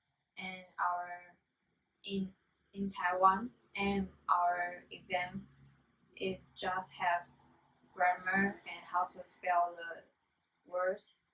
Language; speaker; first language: English; non-native, learner; Chinese